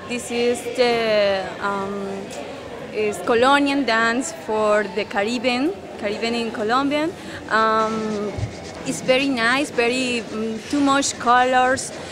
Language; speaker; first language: English; non-native, learner; Spanish